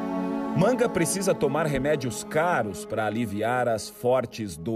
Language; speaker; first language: Portuguese; native; Portuguese